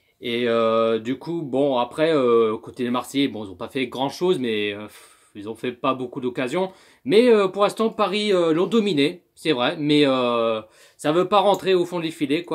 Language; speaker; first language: French; native; French